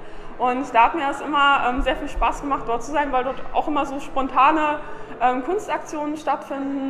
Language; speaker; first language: German; native; German